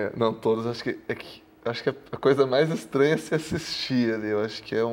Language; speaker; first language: Portuguese; native; Portuguese